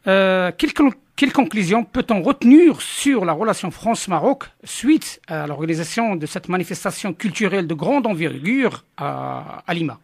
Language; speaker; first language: French; non-native, local second language; Arabic